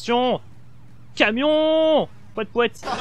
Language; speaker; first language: French; native; French